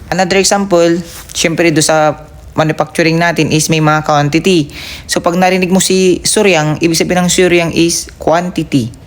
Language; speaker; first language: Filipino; native; Filipino